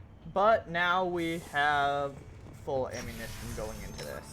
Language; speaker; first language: English; native; English